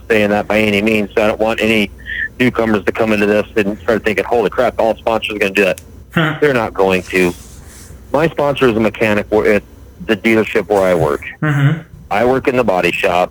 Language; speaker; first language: English; native; English